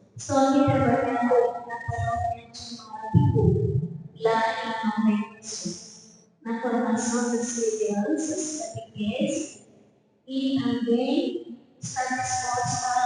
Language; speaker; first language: Portuguese; non-native, fluent; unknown